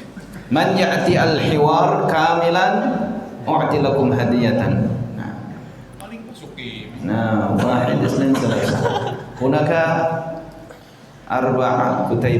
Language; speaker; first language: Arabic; non-native, fluent; Indonesian